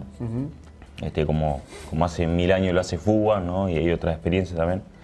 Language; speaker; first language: Spanish; native; Spanish